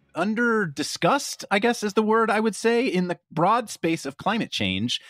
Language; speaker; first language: English; native; English